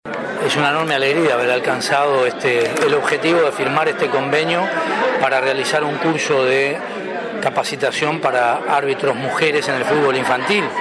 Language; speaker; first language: Spanish; native; Spanish